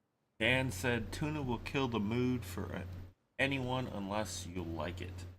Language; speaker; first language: English; native; English